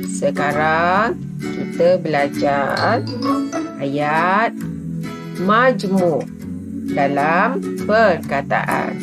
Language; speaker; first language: Malay; native; Malay